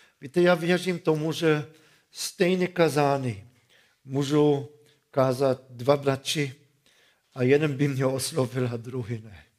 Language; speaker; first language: Czech; non-native, fluent; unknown